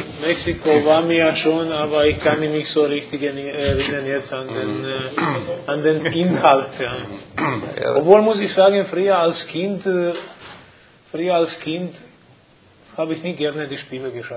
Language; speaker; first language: German; non-native, fluent; Croatian